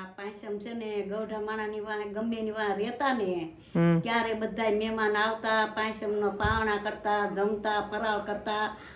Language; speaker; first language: Gujarati; native; Gujarati